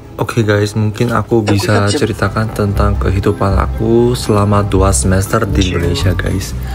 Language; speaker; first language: Indonesian; non-native, fluent; Korean